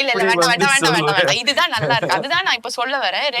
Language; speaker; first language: Tamil; native; Tamil